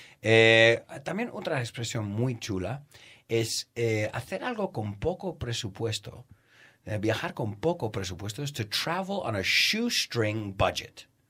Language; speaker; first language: Spanish; non-native, fluent; English